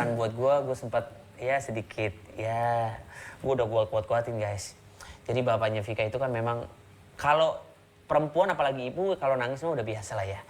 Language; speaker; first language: Indonesian; native; Indonesian